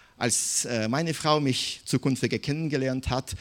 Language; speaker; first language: German; non-native, fluent; Russian